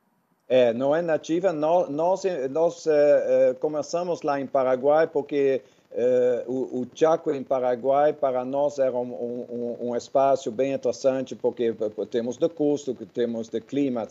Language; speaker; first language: Portuguese; non-native, fluent; Dutch